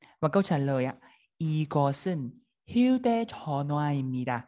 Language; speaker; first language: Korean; non-native, fluent; Vietnamese